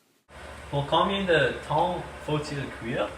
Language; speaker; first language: French; non-native, learner; English